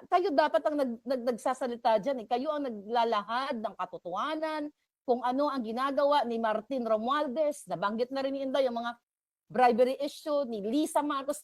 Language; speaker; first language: Filipino; native; Filipino